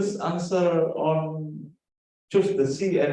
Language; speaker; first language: English; non-native, fluent; Indonesian